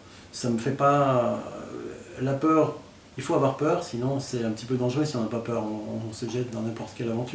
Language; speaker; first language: French; native; French